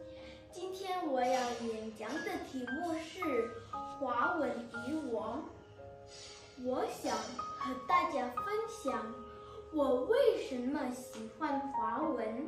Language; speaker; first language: Chinese; early bilingual, heritage; Chinese